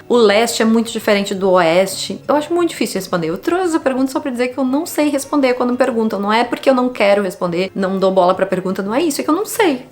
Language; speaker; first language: Portuguese; native; Portuguese